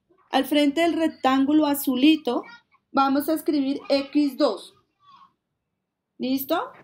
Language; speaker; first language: Spanish; native; Spanish